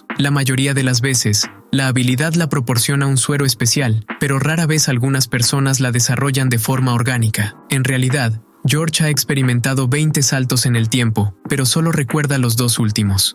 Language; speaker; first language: Spanish; native; Spanish